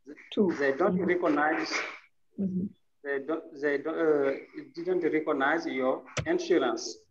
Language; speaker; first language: English; non-native, learner; French